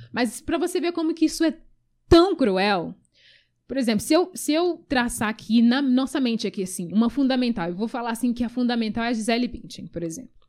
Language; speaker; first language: Portuguese; early bilingual, other home language; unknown